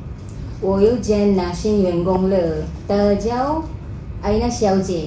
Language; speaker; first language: Chinese; non-native, learner; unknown